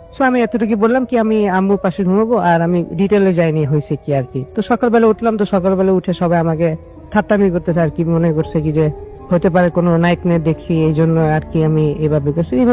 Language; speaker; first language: Bangla; early bilingual, heritage; Bangla